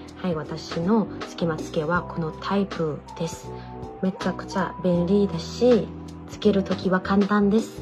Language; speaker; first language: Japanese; non-native, learner; Thai